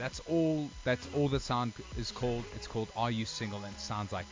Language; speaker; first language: English; native; English